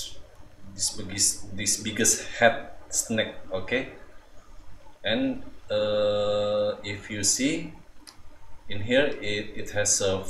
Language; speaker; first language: English; non-native, learner; Indonesian